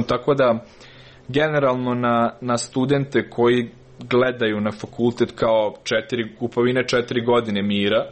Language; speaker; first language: Serbian; native; Serbian